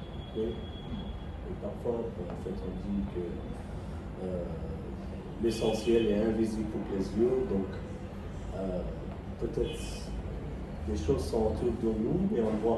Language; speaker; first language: French; non-native, fluent; Bangla